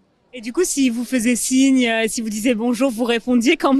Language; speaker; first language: French; native; French